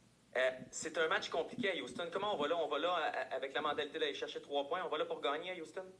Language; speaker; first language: French; native; French